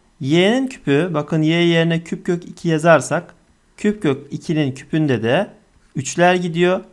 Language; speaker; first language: Turkish; native; Turkish